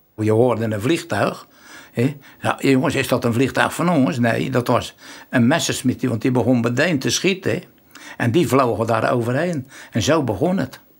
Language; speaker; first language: Dutch; native; Dutch